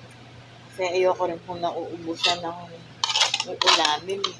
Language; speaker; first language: Filipino; native; Filipino